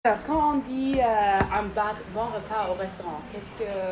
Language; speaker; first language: French; non-native, fluent; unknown